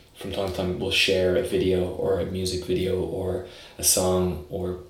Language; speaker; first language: English; native; English